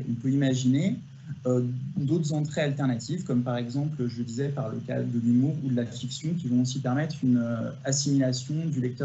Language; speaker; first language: French; native; French